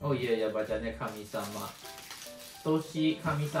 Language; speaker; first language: Indonesian; native; Indonesian